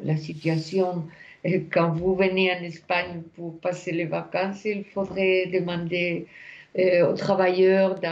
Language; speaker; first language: French; non-native, fluent; Spanish